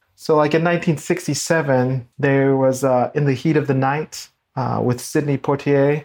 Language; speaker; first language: English; native; English